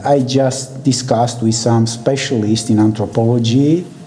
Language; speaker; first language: English; non-native, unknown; Romanian